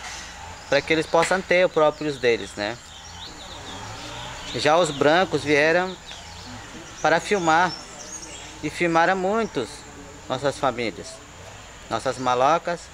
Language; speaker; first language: Portuguese; non-native, local second language; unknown